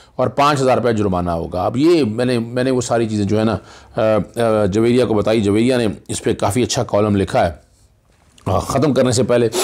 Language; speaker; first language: Urdu; non-native, local second language; Punjabi